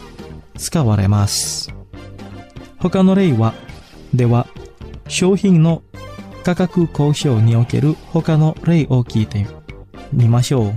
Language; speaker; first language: Japanese; non-native, fluent; Indonesian